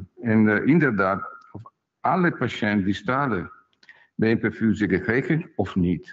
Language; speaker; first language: Dutch; non-native, fluent; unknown